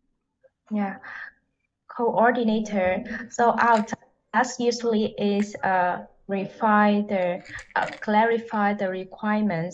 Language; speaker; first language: English; non-native, learner; Vietnamese